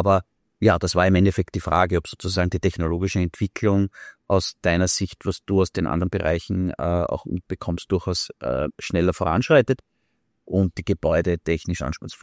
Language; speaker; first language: German; native; German